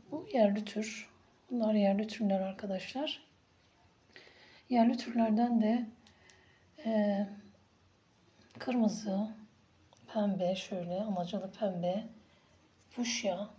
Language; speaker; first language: Turkish; native; Turkish